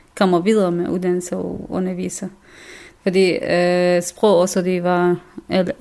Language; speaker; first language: Danish; non-native, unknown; Kurdish